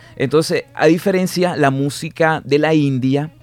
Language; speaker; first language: Spanish; native; Spanish